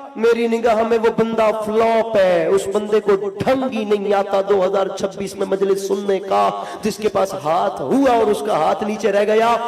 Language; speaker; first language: Urdu; non-native, local second language; Punjabi